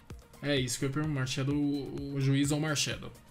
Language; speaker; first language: Portuguese; native; Portuguese